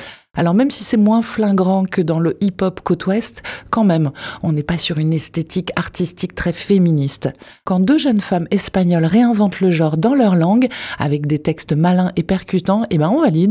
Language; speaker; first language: French; native; French